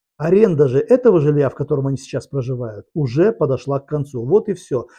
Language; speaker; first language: Russian; native; Russian